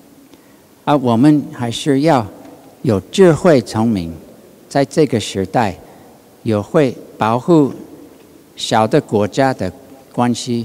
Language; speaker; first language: Chinese; non-native, learner; English